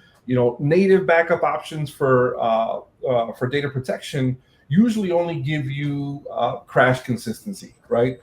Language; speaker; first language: English; native; English